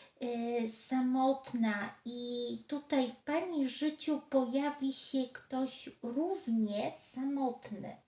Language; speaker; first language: Polish; native; Polish